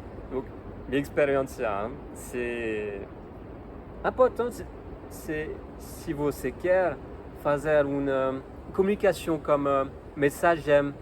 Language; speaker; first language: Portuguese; non-native, learner; French